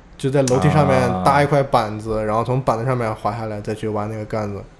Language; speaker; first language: Chinese; native; Chinese